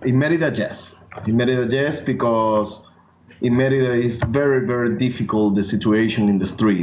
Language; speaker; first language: English; non-native, learner; Spanish